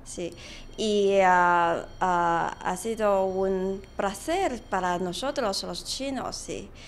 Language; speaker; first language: Spanish; non-native, learner; Chinese